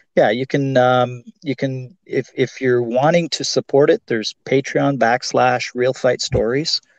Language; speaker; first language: English; native; English